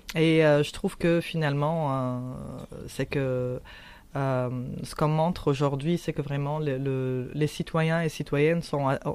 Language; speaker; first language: French; non-native, local second language; Arabic